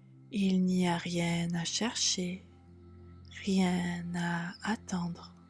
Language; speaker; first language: French; native; French